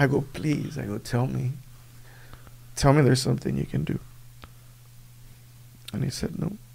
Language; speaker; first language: English; early bilingual, other home language; Spanish